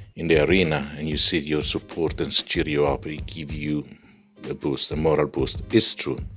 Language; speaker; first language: English; non-native, fluent; Italian